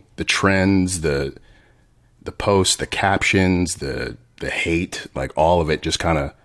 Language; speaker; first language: English; native; English